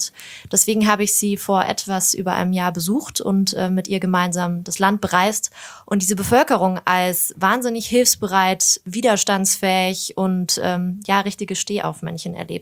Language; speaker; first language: German; native; German